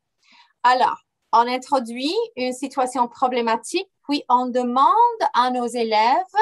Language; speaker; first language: French; non-native, fluent; English